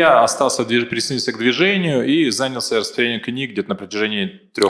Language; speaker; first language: Russian; native; Russian